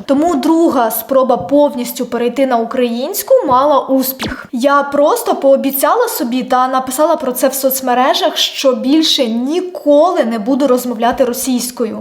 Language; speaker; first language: Ukrainian; non-native, local second language; Russian